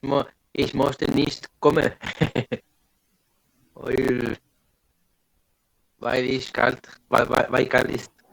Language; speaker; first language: German; non-native, learner; Spanish